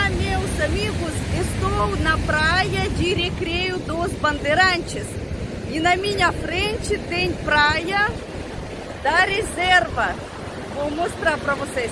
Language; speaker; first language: Portuguese; non-native, learner; Russian